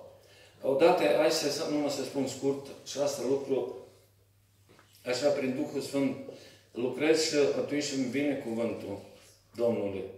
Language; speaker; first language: Romanian; non-native, learner; Serbian